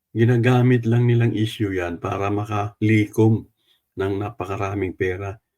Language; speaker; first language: Filipino; non-native, local second language; Cebuano